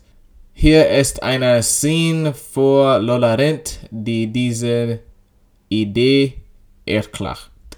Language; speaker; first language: German; non-native, learner; English